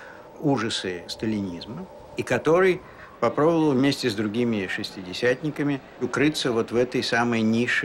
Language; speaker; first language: Russian; native; Russian